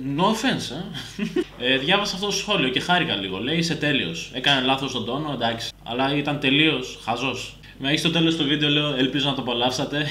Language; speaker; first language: Greek; early bilingual, other home language; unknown